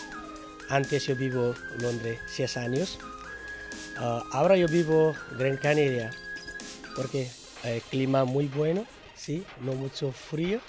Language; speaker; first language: Spanish; non-native, learner; Nepali